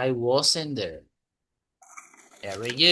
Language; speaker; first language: English; non-native, fluent; Spanish